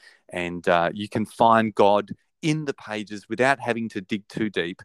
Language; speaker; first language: English; native; English